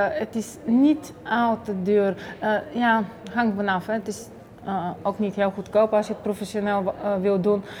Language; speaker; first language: Dutch; non-native, fluent; Bulgarian